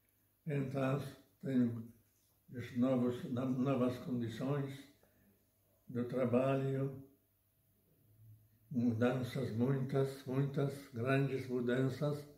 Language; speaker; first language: Portuguese; non-native, learner; Polish